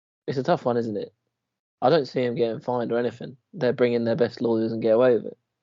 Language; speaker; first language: English; native; English